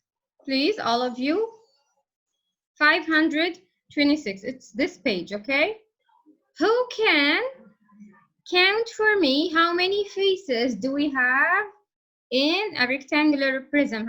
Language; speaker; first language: English; non-native, fluent; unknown